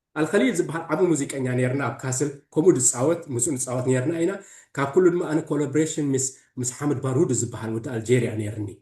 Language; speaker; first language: Tigrinya; early bilingual, heritage; Tigrinya